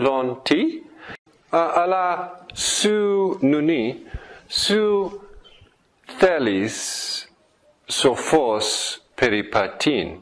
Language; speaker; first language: Greek; non-native, fluent; English